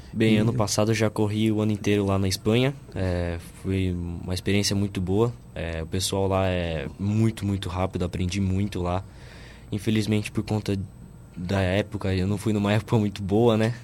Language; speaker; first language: Portuguese; native; Portuguese